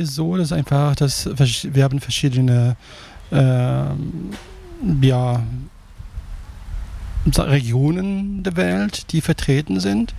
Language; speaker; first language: German; non-native, fluent; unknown